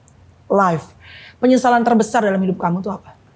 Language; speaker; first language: Indonesian; native; Indonesian